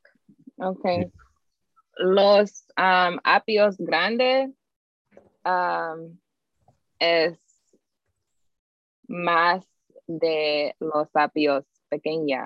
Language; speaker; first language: Spanish; non-native, learner; English